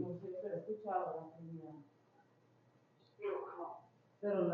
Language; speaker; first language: Spanish; native; Spanish